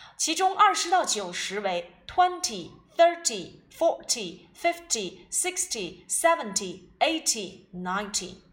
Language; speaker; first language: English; non-native, fluent; Chinese